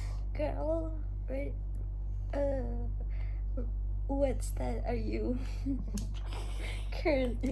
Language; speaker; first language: English; non-native, local second language; Indonesian